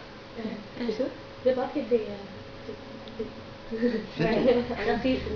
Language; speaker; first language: French; non-native, learner; English